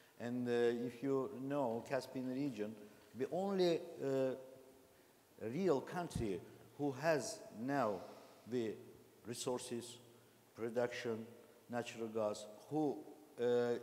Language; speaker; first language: English; non-native, learner; Azerbaijani